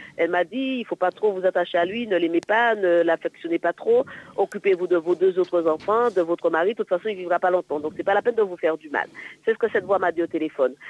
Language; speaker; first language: French; native; French